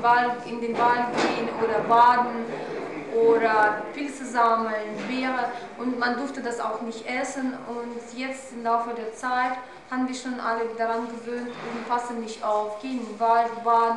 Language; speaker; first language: German; non-native, fluent; Russian